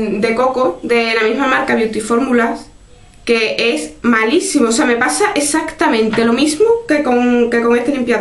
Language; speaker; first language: Spanish; native; Spanish